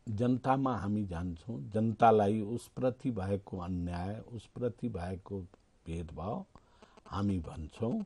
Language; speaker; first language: Nepali; non-native, local second language; Maithili